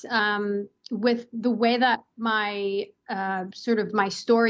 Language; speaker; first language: English; non-native, fluent; Persian